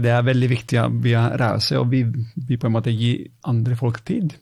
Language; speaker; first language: Norwegian; non-native, fluent; Italian